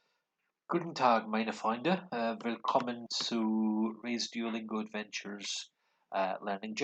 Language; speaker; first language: German; non-native, learner; English